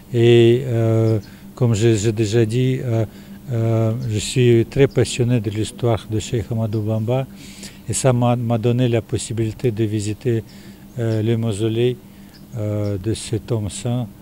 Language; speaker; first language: French; non-native, fluent; Russian